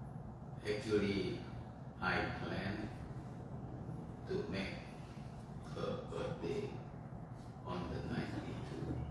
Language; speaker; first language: English; non-native, fluent; Indonesian